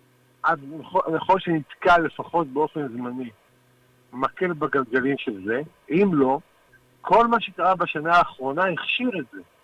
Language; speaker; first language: Hebrew; native; Hebrew